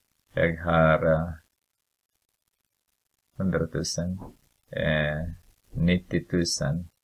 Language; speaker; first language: Swedish; non-native, fluent; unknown